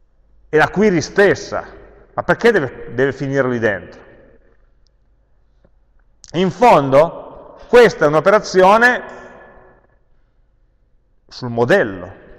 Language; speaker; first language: Italian; native; Italian